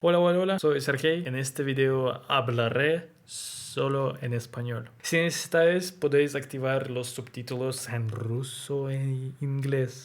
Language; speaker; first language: Spanish; non-native, learner; Russian